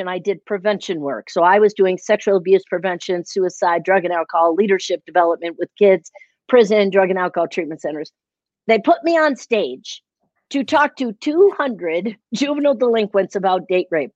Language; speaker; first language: English; native; English